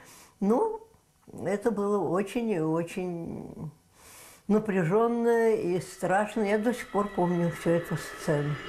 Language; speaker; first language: Russian; native; Russian